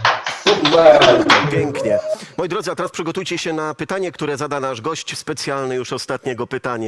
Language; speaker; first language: Polish; native; Polish